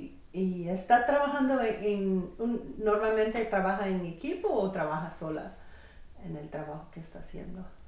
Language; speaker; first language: Spanish; non-native, fluent; English